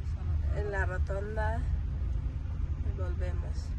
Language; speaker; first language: Spanish; non-native, learner; Filipino